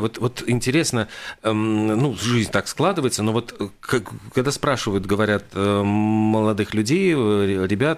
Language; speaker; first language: Russian; native; Russian